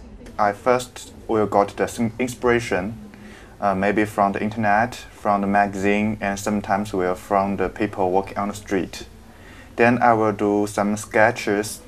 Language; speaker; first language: English; non-native, learner; Chinese